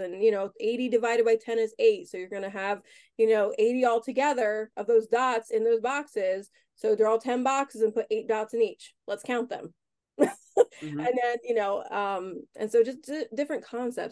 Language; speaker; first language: English; native; English